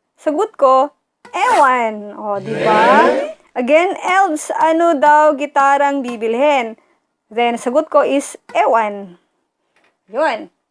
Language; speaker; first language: Filipino; native; Filipino